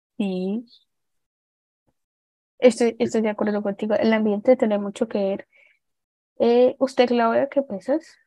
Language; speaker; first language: Spanish; non-native, learner; Portuguese